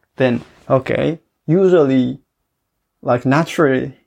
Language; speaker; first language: English; non-native, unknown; Japanese